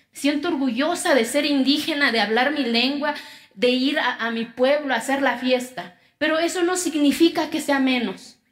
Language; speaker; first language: Spanish; non-native, local second language; Zapotec